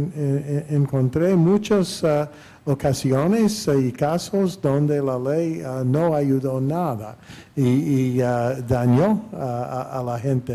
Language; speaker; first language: Spanish; non-native, fluent; English